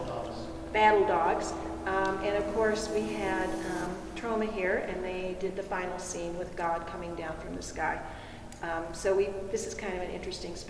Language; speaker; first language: English; native; English